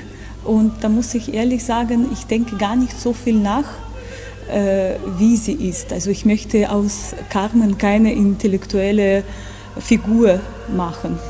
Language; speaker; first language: German; non-native, fluent; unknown